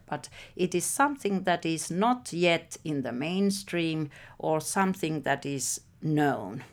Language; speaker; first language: English; non-native, fluent; Finnish